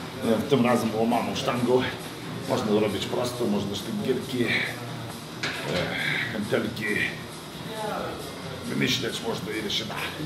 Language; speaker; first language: Polish; non-native, fluent; Lithuanian